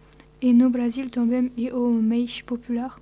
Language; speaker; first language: Portuguese; non-native, learner; French